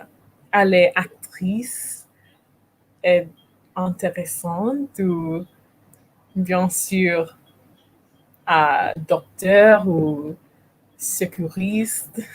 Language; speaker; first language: French; non-native, learner; English